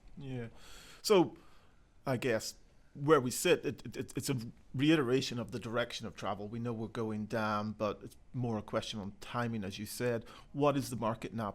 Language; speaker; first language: English; native; English